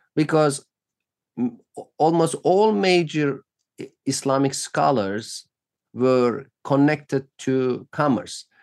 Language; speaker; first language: English; non-native, fluent; Turkish